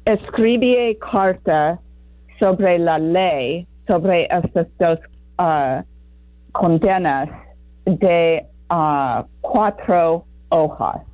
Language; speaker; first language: Spanish; non-native, fluent; English